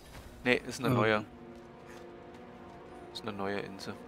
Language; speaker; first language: German; native; German